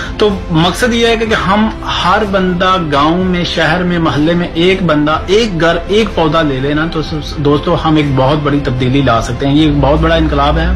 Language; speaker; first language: Urdu; non-native, local second language; Punjabi